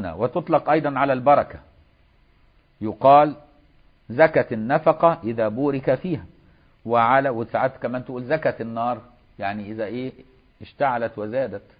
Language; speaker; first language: Arabic; native; Arabic